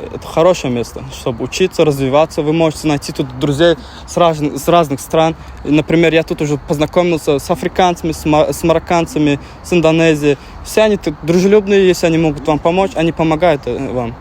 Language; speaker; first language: Russian; non-native, fluent; Turkmen